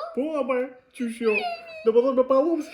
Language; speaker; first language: Albanian; native; Albanian